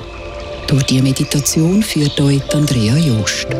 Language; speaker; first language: German; native; German